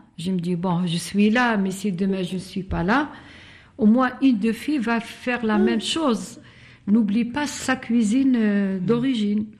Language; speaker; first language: French; non-native, local second language; Arabic